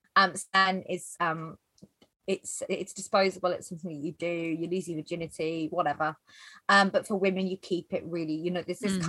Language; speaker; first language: English; native; English